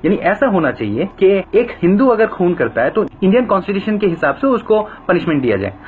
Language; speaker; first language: Hindi; non-native, fluent; Bangla